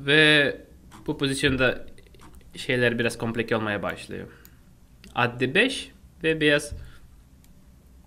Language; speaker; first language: Turkish; non-native, fluent; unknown